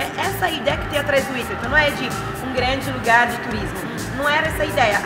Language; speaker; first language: Portuguese; non-native, fluent; Italian